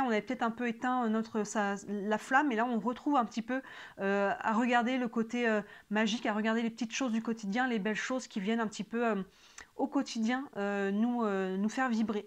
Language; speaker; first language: French; native; French